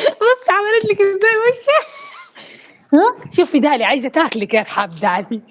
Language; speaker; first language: Arabic; native; Arabic